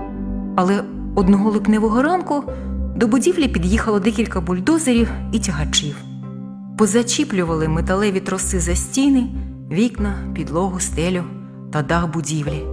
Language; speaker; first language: Ukrainian; native; Ukrainian